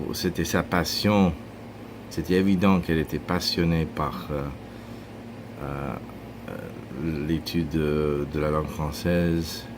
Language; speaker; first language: French; non-native, fluent; English